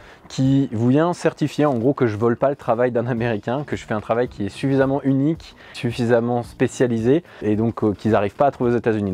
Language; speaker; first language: French; native; French